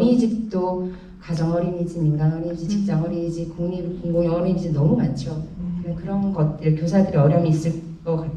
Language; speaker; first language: Korean; native; Korean